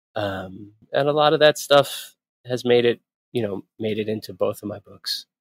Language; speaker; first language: English; native; English